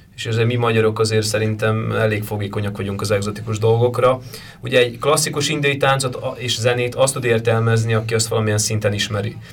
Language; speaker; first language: Hungarian; native; Hungarian